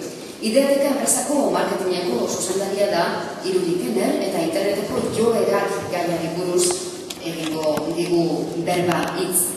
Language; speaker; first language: Basque; native; Basque